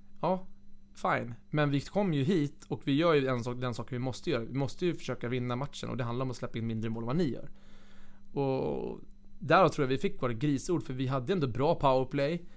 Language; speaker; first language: Swedish; native; Swedish